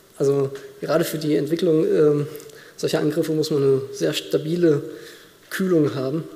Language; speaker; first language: German; native; German